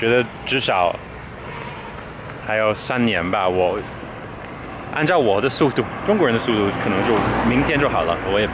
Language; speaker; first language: Chinese; non-native, fluent; English